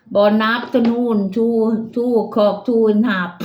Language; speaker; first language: English; non-native, learner; Thai